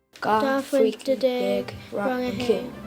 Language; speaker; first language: Irish; non-native, local second language; English